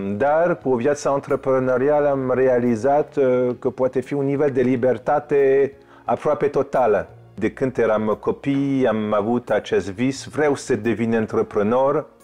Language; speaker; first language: Romanian; non-native, fluent; French